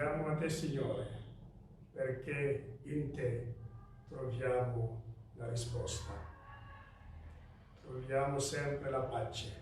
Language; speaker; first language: Italian; non-native, fluent; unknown